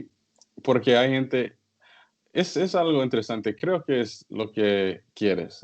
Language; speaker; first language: Spanish; non-native, learner; English